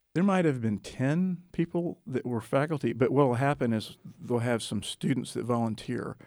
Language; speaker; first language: English; native; English